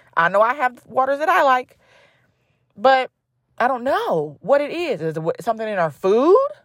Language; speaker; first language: English; native; English